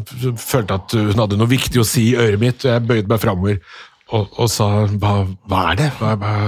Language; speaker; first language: Norwegian; early bilingual, other home language; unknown